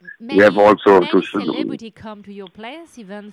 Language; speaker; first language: English; non-native, learner; French